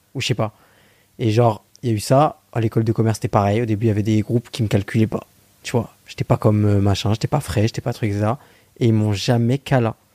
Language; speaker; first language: French; native; French